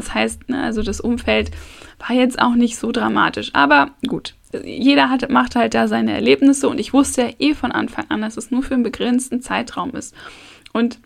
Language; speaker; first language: German; native; German